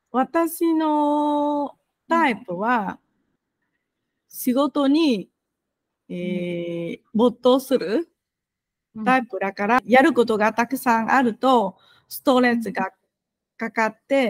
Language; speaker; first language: Japanese; non-native, fluent; Vietnamese